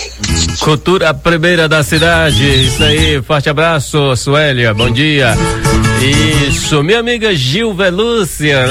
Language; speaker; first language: Portuguese; native; Portuguese